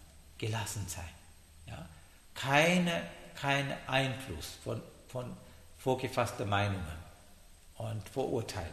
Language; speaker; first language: German; non-native, learner; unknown